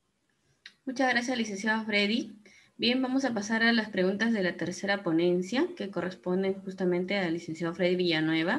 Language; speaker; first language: Spanish; native; Spanish